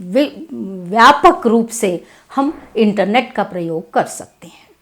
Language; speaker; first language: Hindi; non-native, local second language; Kannada